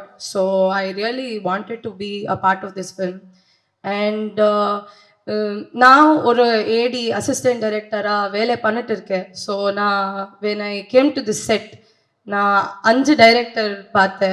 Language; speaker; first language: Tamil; non-native, learner; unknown